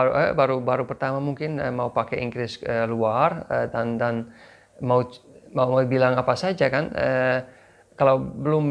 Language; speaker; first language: Indonesian; non-native, fluent; English